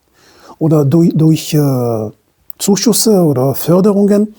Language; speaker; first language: German; non-native, fluent; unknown